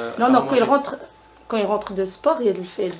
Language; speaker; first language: French; non-native, learner; Arabic